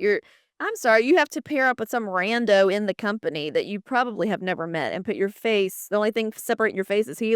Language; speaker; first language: English; native; English